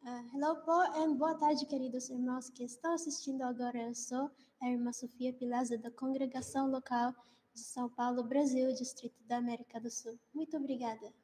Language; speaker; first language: Portuguese; early bilingual, other home language; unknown